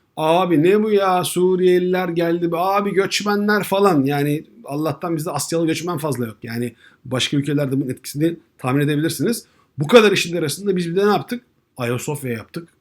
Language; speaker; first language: Turkish; native; Turkish